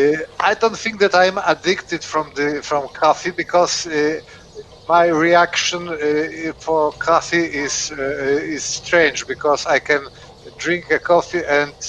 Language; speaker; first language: English; non-native, fluent; Polish